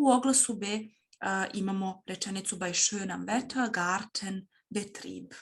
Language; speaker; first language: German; non-native, fluent; Serbian